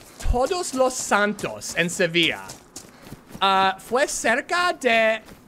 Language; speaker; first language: Spanish; non-native, learner; English